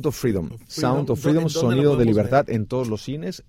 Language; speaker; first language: Spanish; native; Spanish